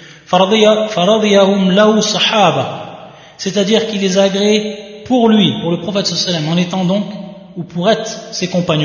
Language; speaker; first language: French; native; French